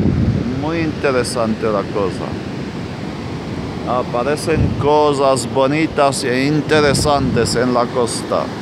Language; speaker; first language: Spanish; non-native, fluent; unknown